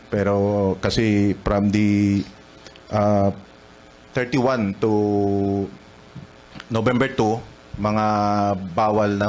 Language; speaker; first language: Filipino; non-native, local second language; Chavacano